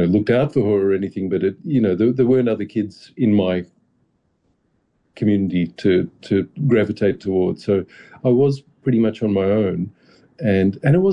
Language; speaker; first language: English; early bilingual, other home language; Russian